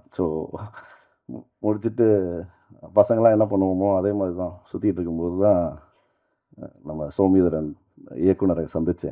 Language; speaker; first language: Tamil; native; Tamil